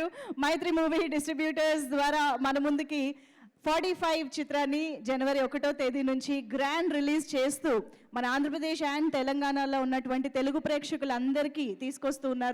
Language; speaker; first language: Telugu; native; Telugu